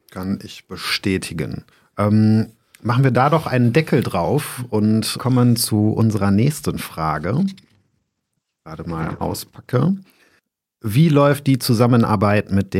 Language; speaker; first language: German; native; German